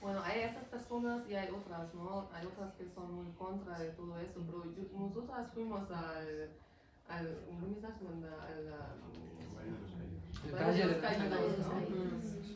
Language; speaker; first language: Spanish; non-native, fluent; German